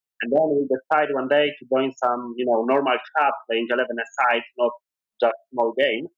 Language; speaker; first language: English; non-native, fluent; Polish